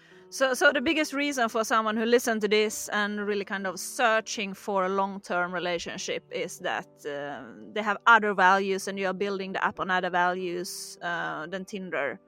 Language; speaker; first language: English; non-native, fluent; Swedish